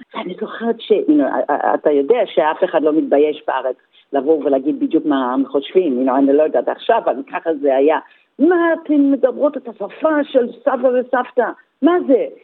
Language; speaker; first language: Hebrew; non-native, fluent; Yiddish